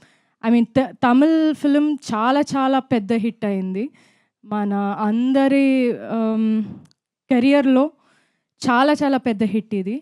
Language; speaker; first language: Telugu; non-native, fluent; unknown